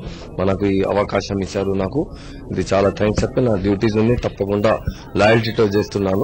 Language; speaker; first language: Telugu; non-native, local second language; Urdu